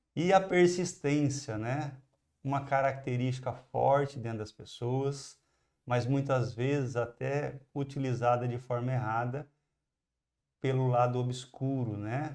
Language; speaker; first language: Portuguese; native; Portuguese